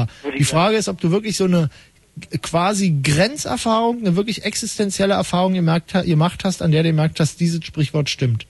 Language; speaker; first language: German; native; German